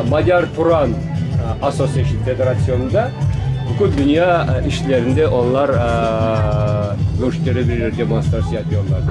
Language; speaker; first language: Turkish; non-native, learner; Hungarian